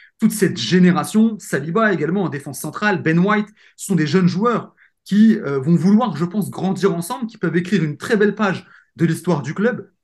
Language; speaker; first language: French; native; French